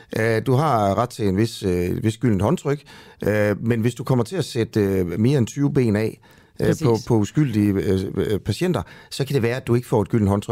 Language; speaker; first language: Danish; native; Danish